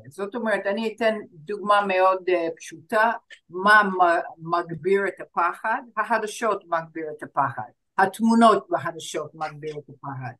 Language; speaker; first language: Hebrew; non-native, fluent; English